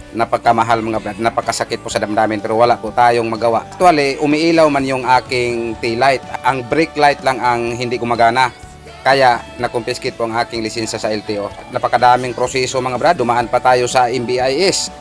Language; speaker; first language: Filipino; non-native, local second language; Cebuano